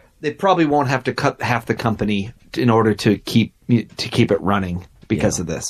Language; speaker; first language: English; native; English